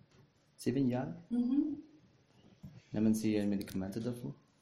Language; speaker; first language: German; non-native, learner; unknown